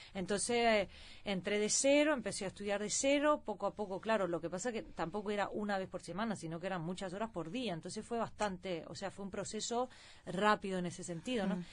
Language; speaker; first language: Spanish; early bilingual, heritage; Swedish